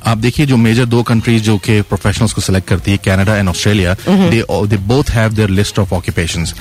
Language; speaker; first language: Urdu; native; Urdu